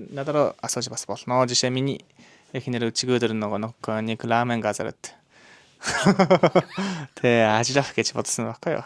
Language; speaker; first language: Mongolian; non-native, learner; Japanese